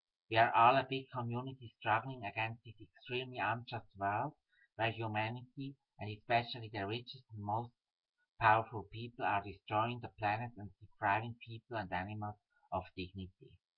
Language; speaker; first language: English; non-native, fluent; Swiss German